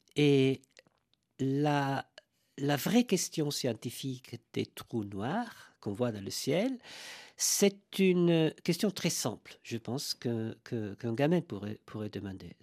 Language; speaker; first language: French; non-native, fluent; Italian